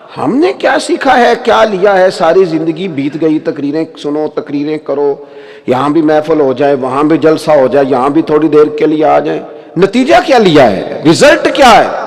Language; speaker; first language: Urdu; non-native, local second language; Punjabi